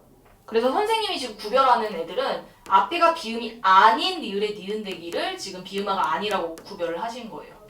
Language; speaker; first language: Korean; native; Korean